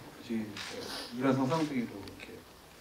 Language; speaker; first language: Korean; native; Korean